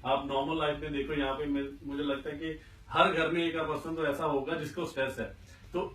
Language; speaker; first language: Hindi; non-native, local second language; Punjabi